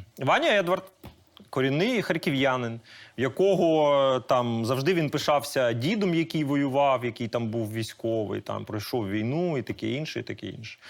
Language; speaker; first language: Ukrainian; native; Ukrainian